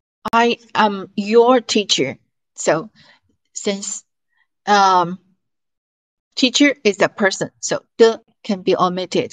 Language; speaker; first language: English; non-native, fluent; Chinese